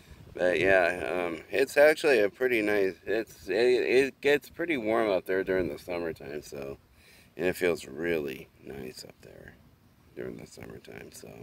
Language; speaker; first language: English; native; English